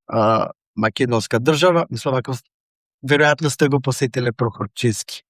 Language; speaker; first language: Macedonian; native; Macedonian